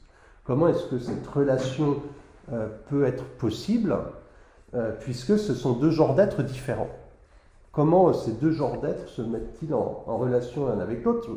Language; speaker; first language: French; native; French